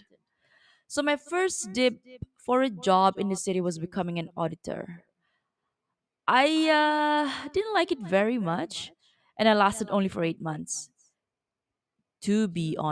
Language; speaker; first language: English; non-native, local second language; Malay